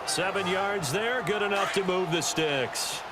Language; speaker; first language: English; native; English